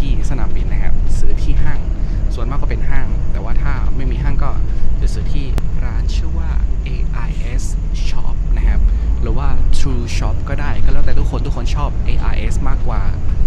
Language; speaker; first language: Thai; non-native, fluent; Indonesian